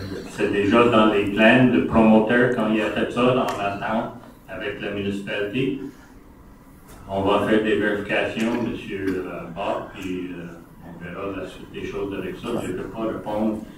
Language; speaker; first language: French; native; French